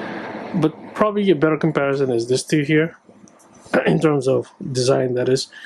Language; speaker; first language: English; native; English